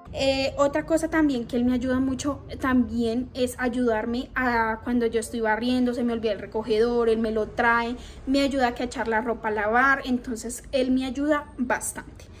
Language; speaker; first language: Spanish; native; Spanish